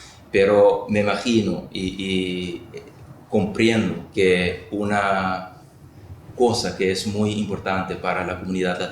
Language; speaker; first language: Spanish; non-native, local second language; Papiamento